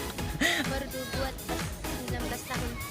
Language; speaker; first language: Indonesian; early bilingual, heritage; Indonesian